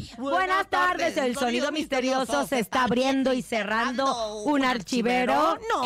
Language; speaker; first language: Spanish; native; Spanish